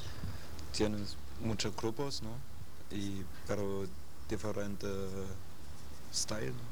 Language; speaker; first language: Spanish; non-native, learner; German